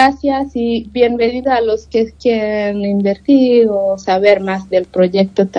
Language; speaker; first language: Spanish; non-native, fluent; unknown